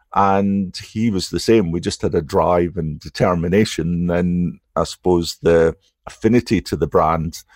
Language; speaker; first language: English; native; English